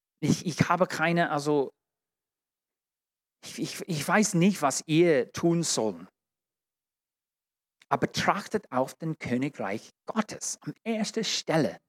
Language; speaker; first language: German; non-native, fluent; English